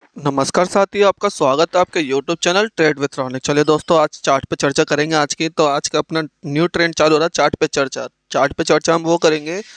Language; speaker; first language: Hindi; native; Hindi